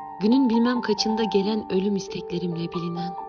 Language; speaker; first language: Turkish; native; Turkish